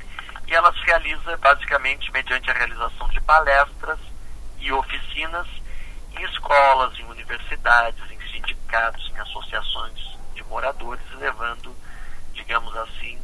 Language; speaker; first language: Portuguese; native; Portuguese